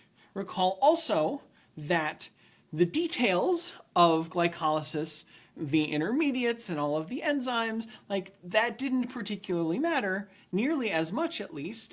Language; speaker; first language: English; native; English